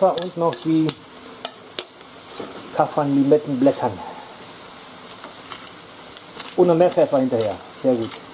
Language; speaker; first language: German; native; German